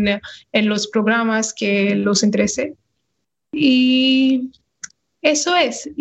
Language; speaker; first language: Spanish; non-native, fluent; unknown